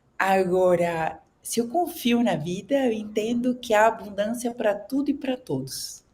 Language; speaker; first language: Portuguese; non-native, fluent; Spanish